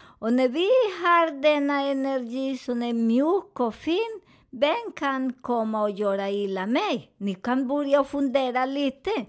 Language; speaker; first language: Swedish; non-native, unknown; Spanish